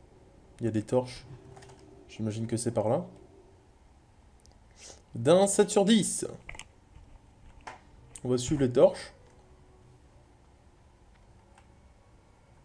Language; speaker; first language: French; native; French